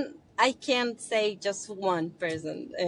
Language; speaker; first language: English; non-native, learner; Spanish